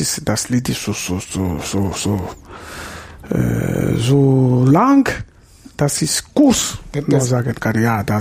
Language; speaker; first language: German; non-native, learner; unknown